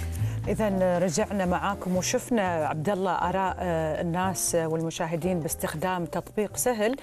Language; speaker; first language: Arabic; native; Arabic